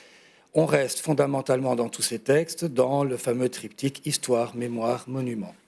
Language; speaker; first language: French; native; French